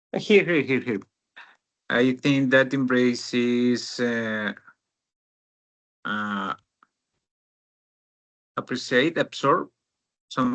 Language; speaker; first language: English; non-native, learner; Spanish